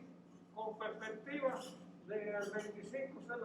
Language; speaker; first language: Spanish; native; Spanish